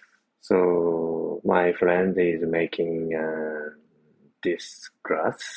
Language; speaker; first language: English; non-native, learner; Japanese